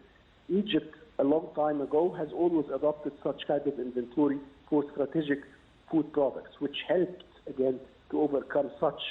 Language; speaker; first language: English; non-native, fluent; Arabic